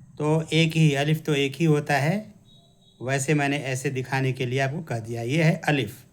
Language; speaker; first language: Hindi; native; Hindi